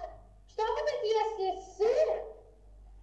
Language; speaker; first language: Russian; early bilingual, heritage; Russian